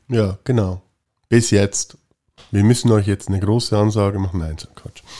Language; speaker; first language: German; native; German